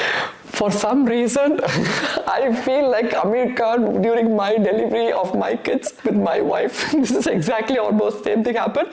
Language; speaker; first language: English; non-native, local second language; Tamil